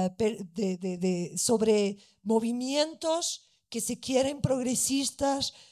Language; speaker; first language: Spanish; non-native, fluent; Portuguese